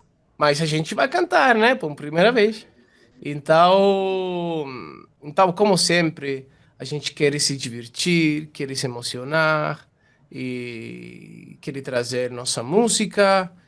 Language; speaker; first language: Portuguese; non-native, fluent; Italian